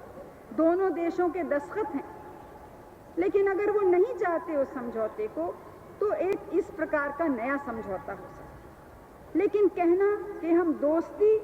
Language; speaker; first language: Hindi; native; Hindi